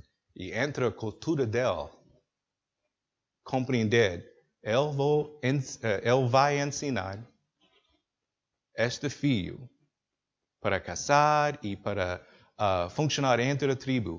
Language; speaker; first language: Portuguese; non-native, learner; English